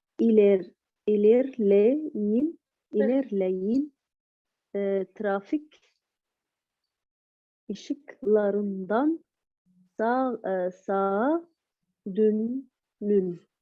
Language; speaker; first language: Turkish; non-native, learner; Arabic